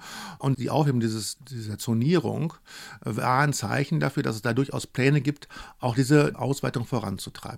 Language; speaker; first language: German; native; German